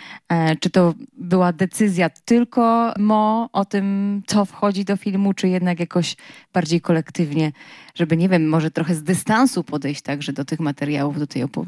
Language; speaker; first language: Polish; native; Polish